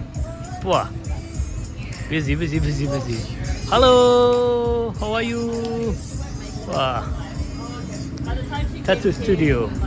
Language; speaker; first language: English; non-native, fluent; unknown